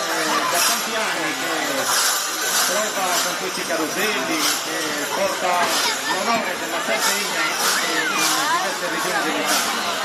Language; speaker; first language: Italian; native; Italian